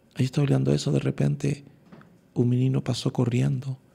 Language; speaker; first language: Portuguese; non-native, learner; Spanish